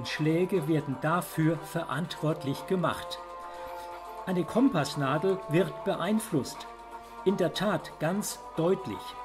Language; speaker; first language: German; native; German